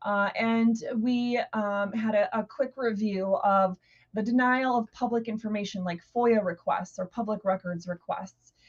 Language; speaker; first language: English; native; English